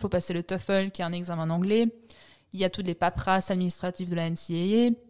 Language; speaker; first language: French; early bilingual, other home language; Italian